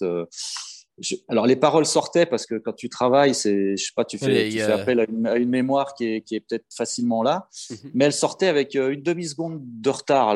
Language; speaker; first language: French; native; French